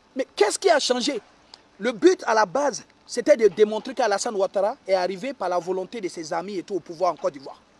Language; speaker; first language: French; native; French